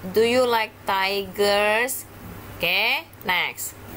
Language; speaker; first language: English; non-native, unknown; Indonesian